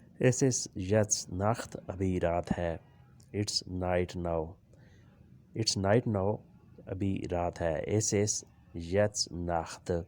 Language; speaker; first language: Urdu; native; Urdu